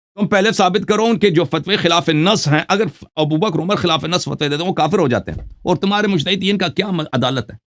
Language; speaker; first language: Urdu; non-native, fluent; Persian